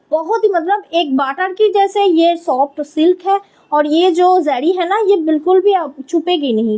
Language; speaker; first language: Hindi; non-native, local second language; Bangla